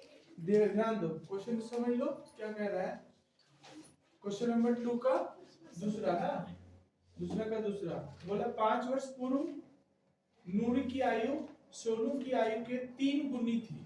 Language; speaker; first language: Hindi; native; Hindi